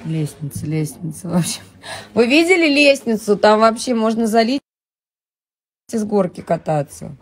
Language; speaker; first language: Russian; native; Russian